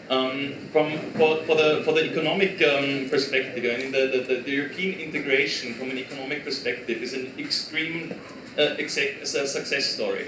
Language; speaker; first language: English; non-native, fluent; German